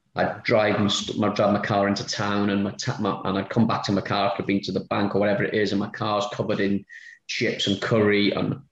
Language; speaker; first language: English; native; English